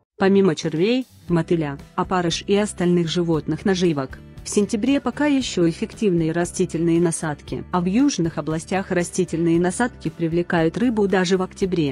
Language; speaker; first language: Russian; native; Russian